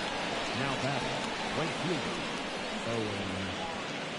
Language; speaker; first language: English; native; English